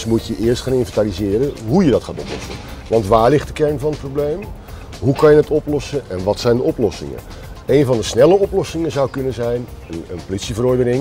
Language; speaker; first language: Dutch; native; Dutch